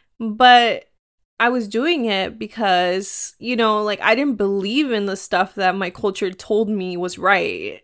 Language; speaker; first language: English; early bilingual, other home language; Spanish